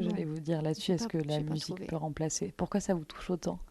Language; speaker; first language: French; native; French